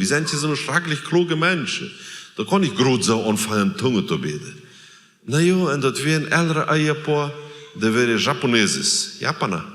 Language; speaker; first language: German; non-native, learner; Plautdietsch